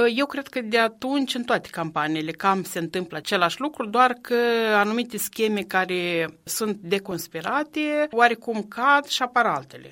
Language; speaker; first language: Romanian; native; Romanian